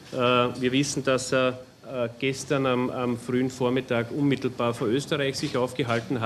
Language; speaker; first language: German; native; German